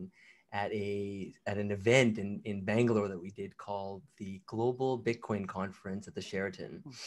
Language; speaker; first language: English; native; English